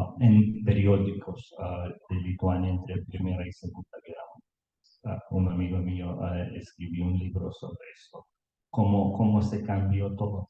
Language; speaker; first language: Spanish; non-native, learner; Lithuanian